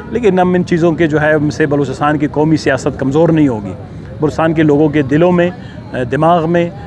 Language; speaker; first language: Urdu; non-native, local second language; Baluchi